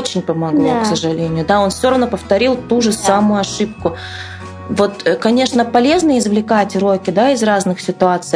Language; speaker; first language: Russian; native; Russian